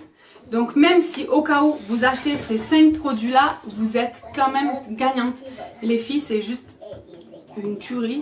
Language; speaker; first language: French; native; French